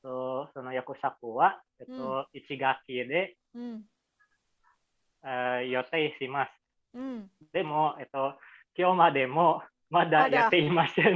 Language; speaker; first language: Japanese; non-native, learner; Indonesian